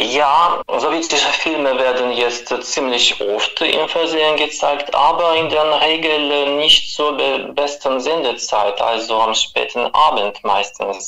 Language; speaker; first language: German; non-native, fluent; Russian